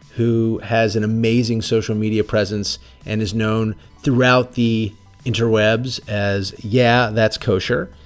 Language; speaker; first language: English; native; English